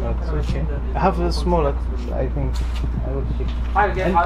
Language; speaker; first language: English; non-native, local second language; Arabic